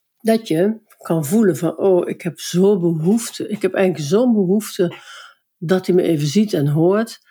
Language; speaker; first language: Dutch; native; Dutch